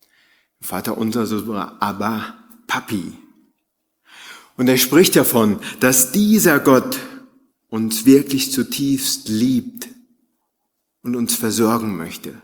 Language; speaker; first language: German; native; German